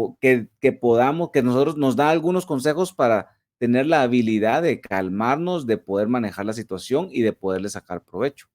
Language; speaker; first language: Spanish; native; Spanish